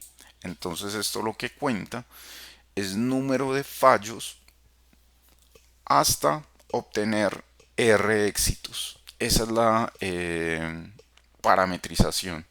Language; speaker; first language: Spanish; native; Spanish